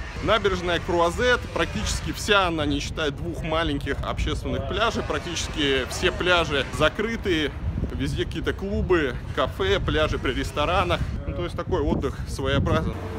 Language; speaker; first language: Russian; native; Russian